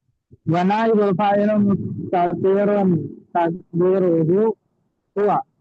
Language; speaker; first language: Arabic; non-native, learner; Indonesian